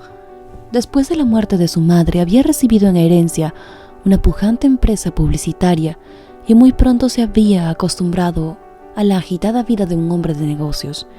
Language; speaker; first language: Spanish; native; Spanish